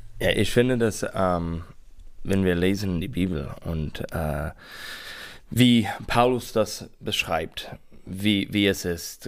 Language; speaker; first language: German; non-native, learner; English